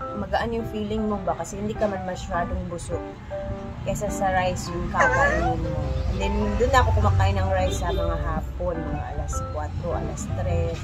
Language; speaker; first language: Filipino; non-native, local second language; Cebuano